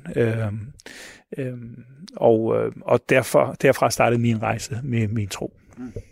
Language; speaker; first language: Danish; early bilingual, other home language; Arabic